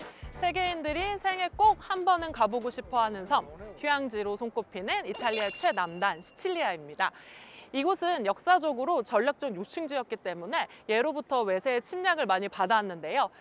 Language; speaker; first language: Korean; native; Korean